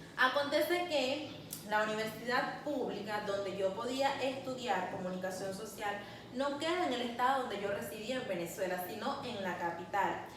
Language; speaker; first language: Spanish; native; Spanish